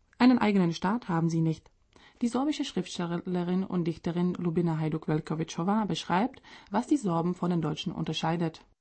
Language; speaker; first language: German; non-native, fluent; Czech